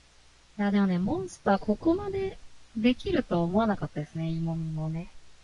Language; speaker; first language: Japanese; native; Japanese